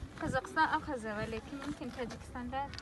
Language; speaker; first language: Arabic; non-native, learner; Tajik